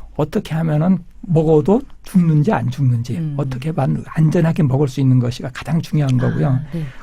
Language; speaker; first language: Korean; native; Korean